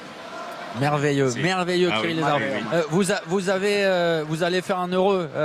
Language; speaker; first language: French; native; French